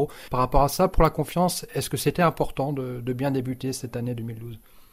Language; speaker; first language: French; native; French